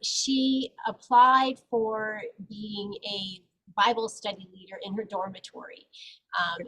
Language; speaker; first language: English; native; English